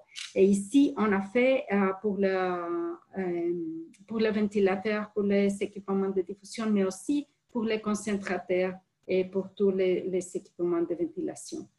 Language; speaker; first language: French; non-native, fluent; Spanish